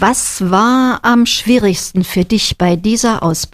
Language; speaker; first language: German; native; German